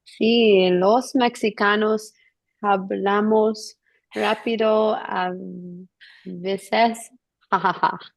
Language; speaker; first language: Spanish; non-native, learner; English